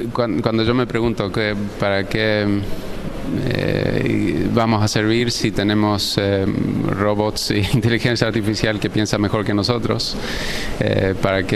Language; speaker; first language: Spanish; early bilingual, heritage; Spanish